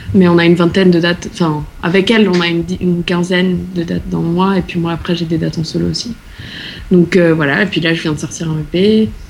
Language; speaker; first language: French; early bilingual, other home language; Portuguese